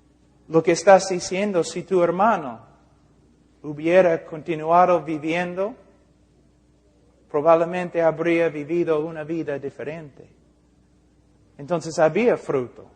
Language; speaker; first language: Spanish; non-native, fluent; English